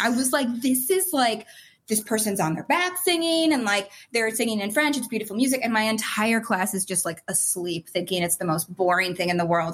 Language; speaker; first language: English; native; English